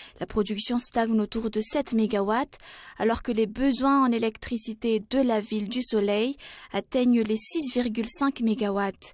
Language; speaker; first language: French; non-native, local second language; Malagasy